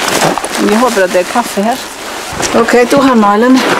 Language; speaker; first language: Danish; non-native, fluent; Icelandic